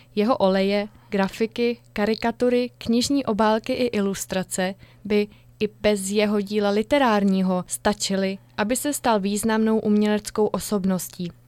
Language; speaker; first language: Czech; native; Czech